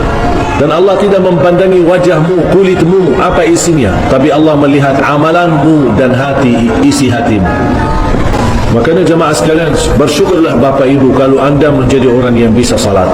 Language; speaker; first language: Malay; non-native, fluent; Arabic